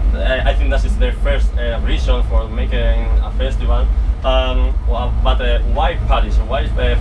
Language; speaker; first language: English; non-native, learner; Spanish